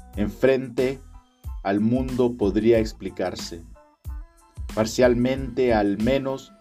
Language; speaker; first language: Spanish; native; Spanish